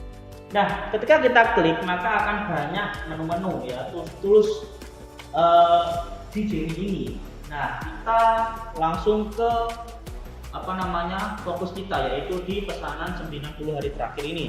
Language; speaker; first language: Indonesian; native; Indonesian